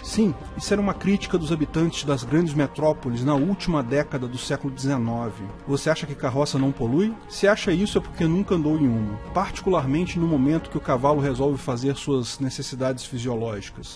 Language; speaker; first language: Portuguese; native; Portuguese